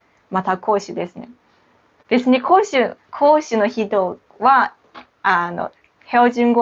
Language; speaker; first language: Japanese; non-native, local second language; Chinese